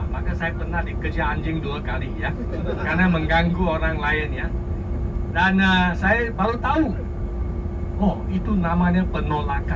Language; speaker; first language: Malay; non-native, local second language; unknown